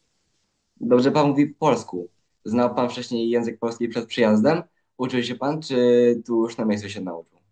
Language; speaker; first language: Polish; native; Polish